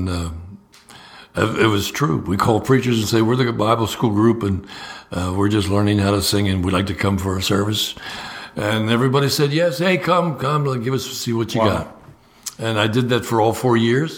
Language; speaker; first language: English; native; English